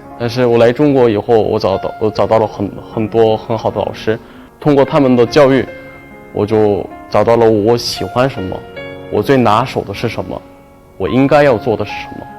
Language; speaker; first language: Chinese; non-native, fluent; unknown